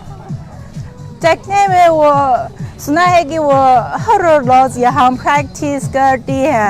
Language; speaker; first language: Urdu; non-native, fluent; Chinese